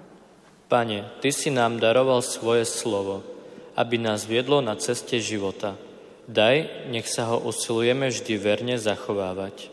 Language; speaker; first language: Slovak; native; Slovak